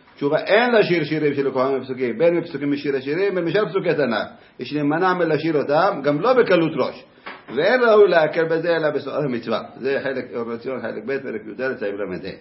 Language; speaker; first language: Hebrew; native; Hebrew